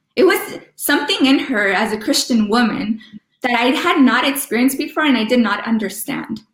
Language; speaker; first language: English; early bilingual, other home language; Spanish